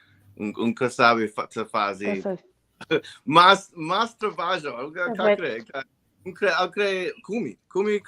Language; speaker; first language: Portuguese; non-native, learner; English